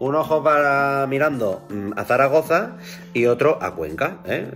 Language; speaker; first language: Spanish; native; Spanish